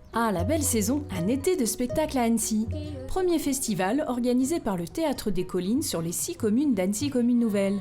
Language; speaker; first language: French; native; French